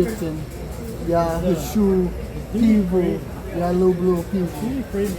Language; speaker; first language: Russian; non-native, learner; English